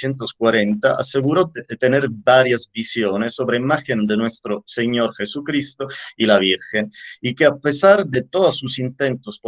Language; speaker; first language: Spanish; native; Spanish